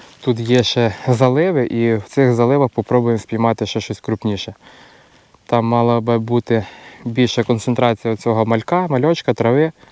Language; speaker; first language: Ukrainian; native; Ukrainian